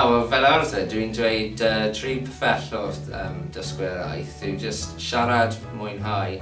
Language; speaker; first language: Welsh; non-native, learner; English